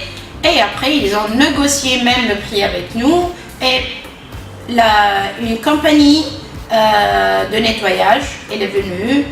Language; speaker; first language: French; non-native, local second language; Arabic